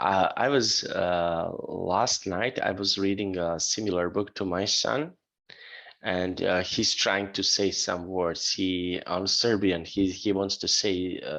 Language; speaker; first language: English; non-native, fluent; Serbian